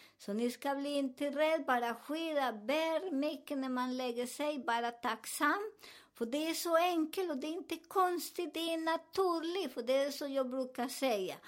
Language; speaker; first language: Swedish; non-native, learner; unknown